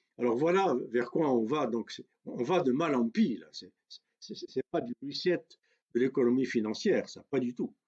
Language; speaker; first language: French; non-native, local second language; Kabyle